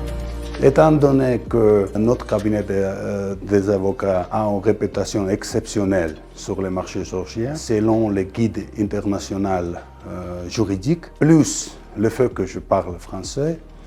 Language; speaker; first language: French; non-native, fluent; Georgian